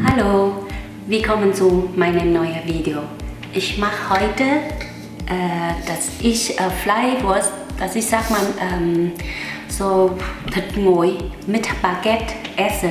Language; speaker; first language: German; non-native, learner; Vietnamese